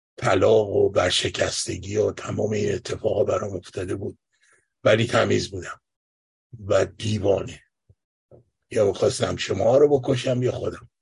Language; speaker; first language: Persian; native; Persian